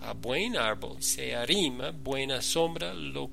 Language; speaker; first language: Spanish; non-native, learner; English